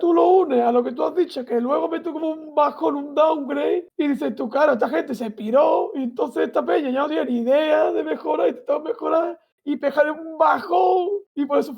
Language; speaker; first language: Spanish; native; Spanish